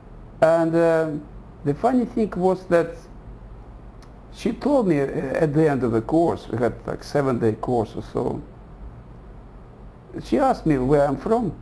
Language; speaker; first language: English; non-native, fluent; Russian